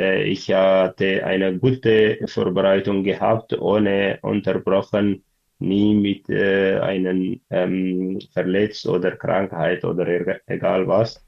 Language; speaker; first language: German; non-native, learner; Tigrinya